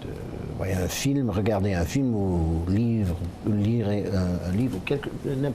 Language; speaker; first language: French; non-native, local second language; English